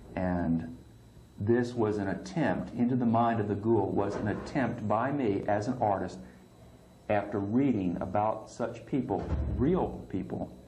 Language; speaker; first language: English; native; English